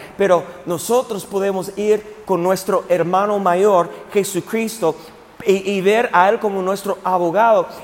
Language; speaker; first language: Spanish; non-native, fluent; English